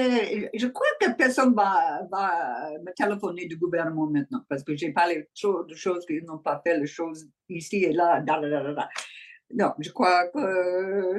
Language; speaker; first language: French; non-native, learner; English